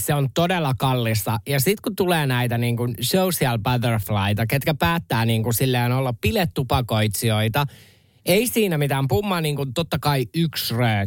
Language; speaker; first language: Finnish; native; Finnish